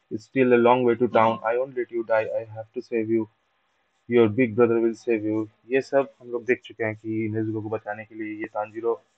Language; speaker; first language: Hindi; non-native, local second language; Bangla